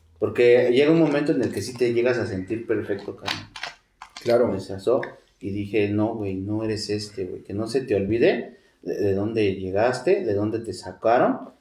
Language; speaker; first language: Spanish; native; Spanish